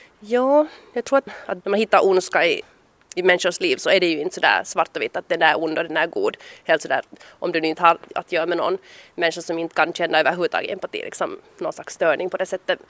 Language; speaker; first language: Swedish; native; Swedish